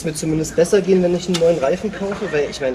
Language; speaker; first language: German; native; German